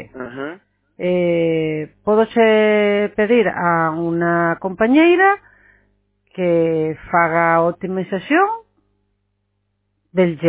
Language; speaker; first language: Portuguese; non-native, learner; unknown